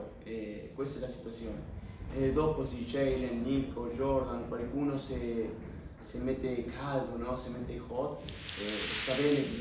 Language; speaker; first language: Italian; non-native, fluent; Spanish